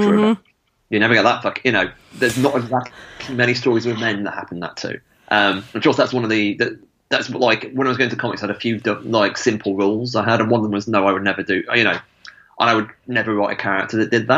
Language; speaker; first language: English; native; English